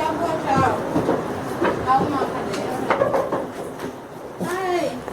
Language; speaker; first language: Portuguese; non-native, learner; Haitian Creole